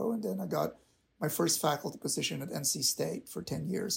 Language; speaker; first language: English; non-native, local second language; Filipino